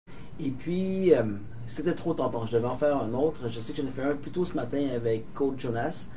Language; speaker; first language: French; native; French